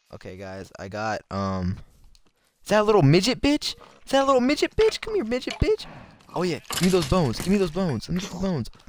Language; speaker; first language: English; native; English